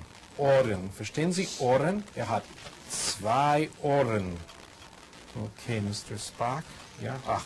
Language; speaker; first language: German; non-native, learner; English